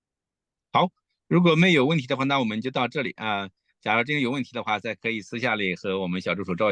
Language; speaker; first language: Chinese; native; Chinese